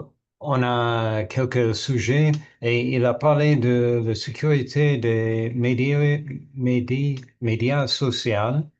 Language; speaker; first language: French; non-native, learner; English